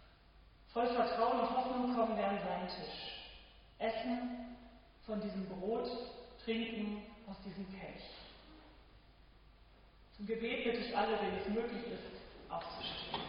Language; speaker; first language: German; native; German